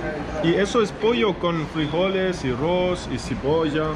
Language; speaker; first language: Spanish; non-native, learner; English